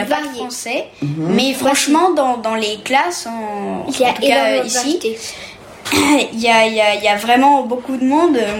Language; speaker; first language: French; early bilingual, heritage; French